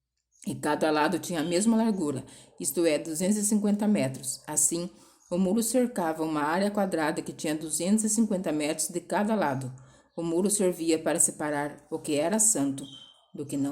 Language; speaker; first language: Portuguese; native; Portuguese